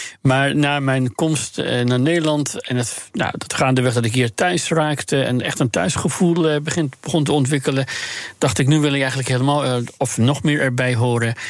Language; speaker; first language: Dutch; non-native, fluent; Persian